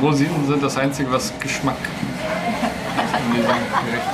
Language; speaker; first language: German; native; German